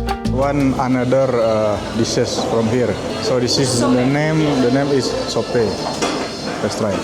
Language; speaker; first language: English; non-native, fluent; Indonesian